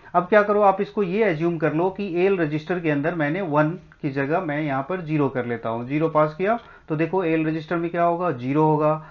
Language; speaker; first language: Hindi; native; Hindi